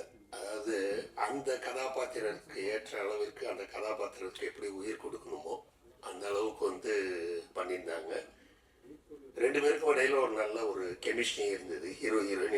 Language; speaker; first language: Tamil; native; Tamil